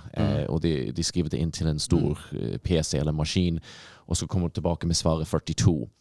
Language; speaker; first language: Norwegian; non-native, fluent; English